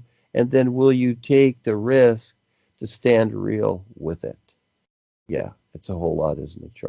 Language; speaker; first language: English; native; English